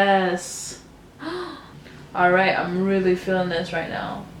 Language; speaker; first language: English; native; English